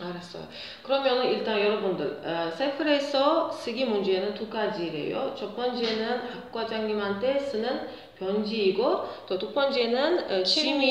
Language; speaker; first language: Korean; non-native, fluent; Uzbek